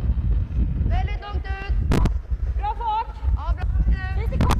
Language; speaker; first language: Swedish; native; Swedish